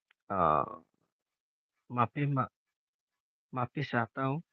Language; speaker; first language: Hindi; non-native, local second language; Bodo